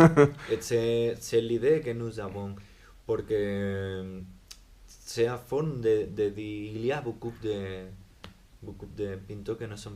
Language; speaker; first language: French; non-native, learner; Spanish